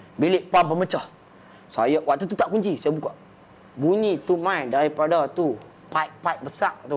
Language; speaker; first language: Malay; native; Malay